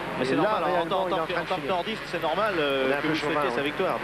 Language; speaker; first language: French; native; French